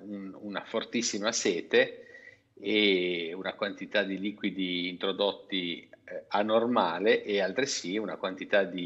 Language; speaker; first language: Italian; native; Italian